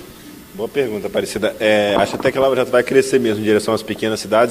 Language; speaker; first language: Portuguese; native; Portuguese